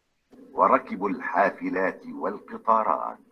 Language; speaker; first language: Arabic; non-native, learner; Indonesian